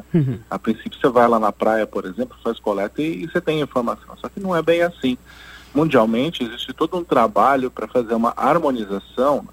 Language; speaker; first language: Portuguese; native; Portuguese